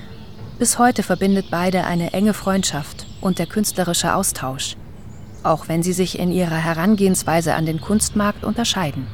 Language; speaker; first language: German; native; German